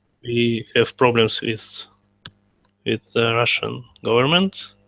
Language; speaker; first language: English; non-native, learner; Russian